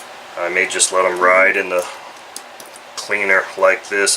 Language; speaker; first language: English; native; English